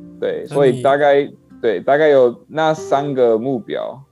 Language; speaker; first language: Chinese; non-native, learner; English